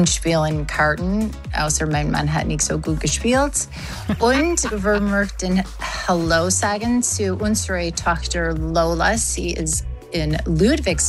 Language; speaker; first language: German; non-native, learner; English